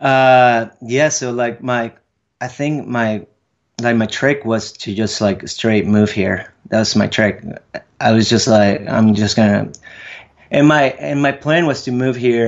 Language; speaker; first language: English; non-native, fluent; Spanish